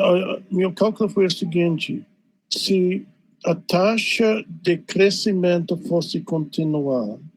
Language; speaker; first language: Portuguese; non-native, fluent; English